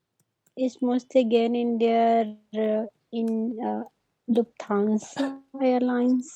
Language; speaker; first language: German; non-native, learner; Hindi